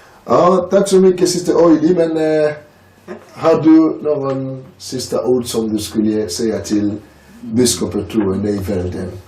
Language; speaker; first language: Swedish; non-native, learner; French